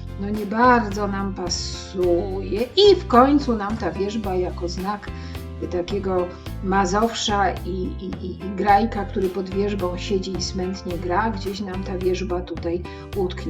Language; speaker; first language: Polish; native; Polish